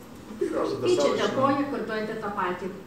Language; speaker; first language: Lithuanian; native; Lithuanian